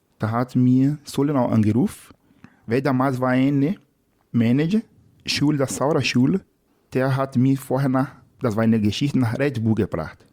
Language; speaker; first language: German; non-native, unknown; Portuguese